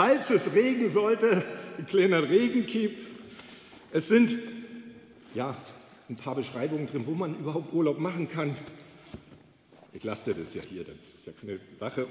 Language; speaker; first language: German; native; German